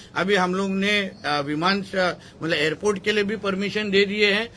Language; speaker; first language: Hindi; non-native, local second language; Marathi